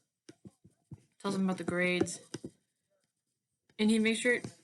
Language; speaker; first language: English; native; English